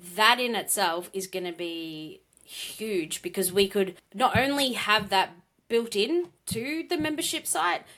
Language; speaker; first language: English; native; English